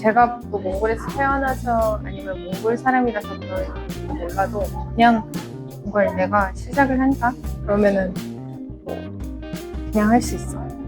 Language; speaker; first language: Korean; non-native, fluent; Mongolian